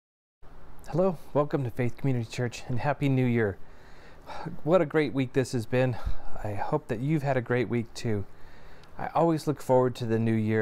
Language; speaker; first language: English; native; English